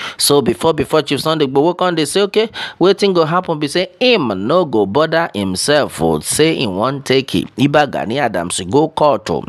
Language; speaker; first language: Nigerian Pidgin; non-native, local second language; Yoruba